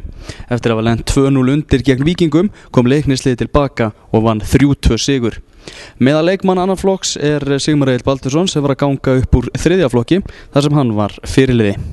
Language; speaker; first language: Icelandic; native; Icelandic